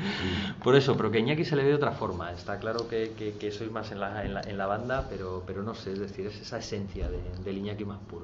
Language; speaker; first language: Spanish; native; Spanish